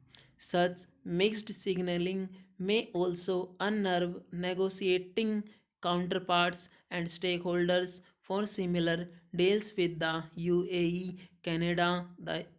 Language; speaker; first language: English; non-native, local second language; Hindi